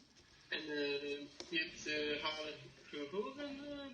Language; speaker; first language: Dutch; non-native, learner; French